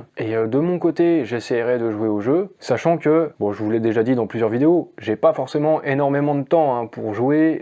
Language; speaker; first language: French; native; French